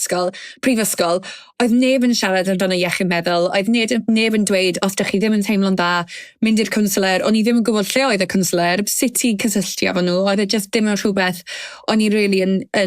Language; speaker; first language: Welsh; native; Welsh